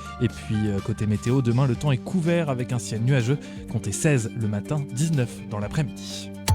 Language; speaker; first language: French; native; French